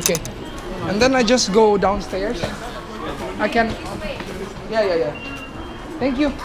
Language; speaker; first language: English; non-native, learner; Indonesian